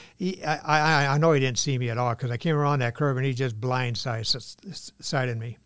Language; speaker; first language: English; native; English